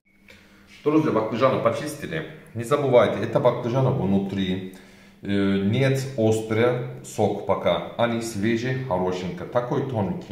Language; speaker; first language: Russian; non-native, learner; Turkish